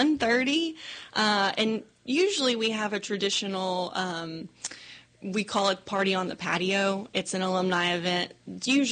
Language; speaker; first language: English; native; English